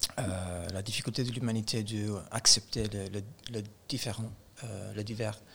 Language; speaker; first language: French; non-native, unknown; Albanian